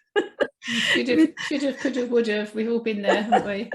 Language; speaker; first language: English; native; English